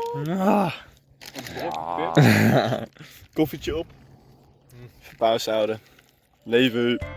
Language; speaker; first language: Dutch; native; Dutch